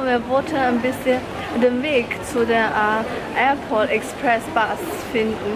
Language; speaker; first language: German; non-native, fluent; Chinese